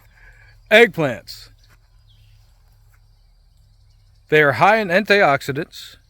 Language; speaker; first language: English; native; English